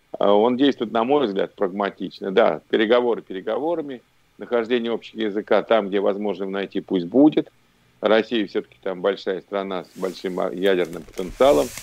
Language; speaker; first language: Russian; native; Russian